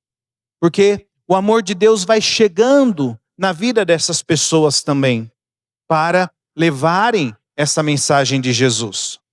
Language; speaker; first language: Portuguese; native; Portuguese